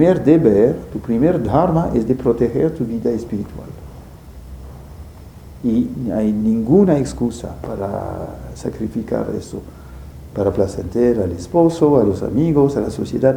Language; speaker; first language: Spanish; non-native, fluent; French